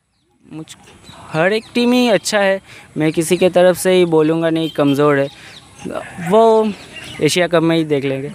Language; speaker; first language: Hindi; non-native, local second language; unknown